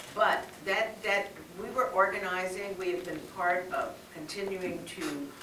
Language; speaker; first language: English; native; English